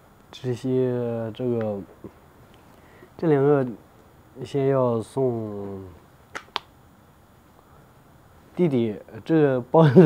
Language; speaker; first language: Chinese; non-native, local second language; Tibetan